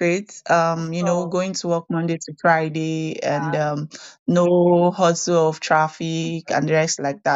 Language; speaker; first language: English; native; English